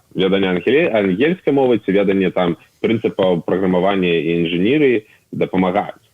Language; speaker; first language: Belarusian; non-native, local second language; Russian